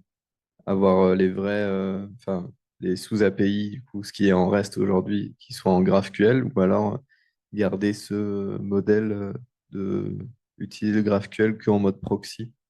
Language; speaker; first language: French; native; French